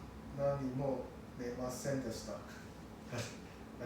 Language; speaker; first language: Japanese; non-native, learner; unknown